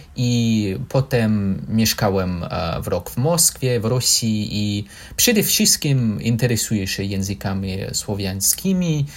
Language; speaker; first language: Polish; non-native, learner; English